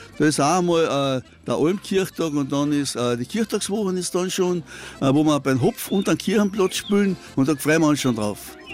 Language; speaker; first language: German; native; German